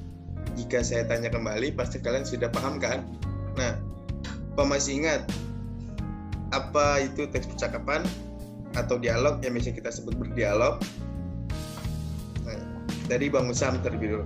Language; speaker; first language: Indonesian; native; Indonesian